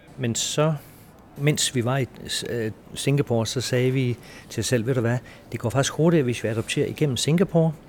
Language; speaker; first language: Danish; native; Danish